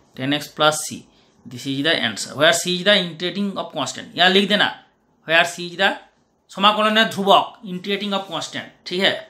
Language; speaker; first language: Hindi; non-native, local second language; Bangla